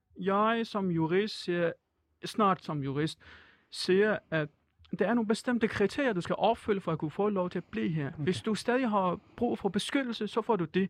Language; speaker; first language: Danish; non-native, fluent; Persian